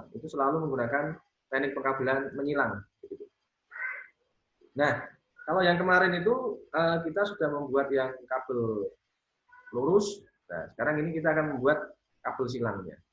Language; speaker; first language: Indonesian; native; Indonesian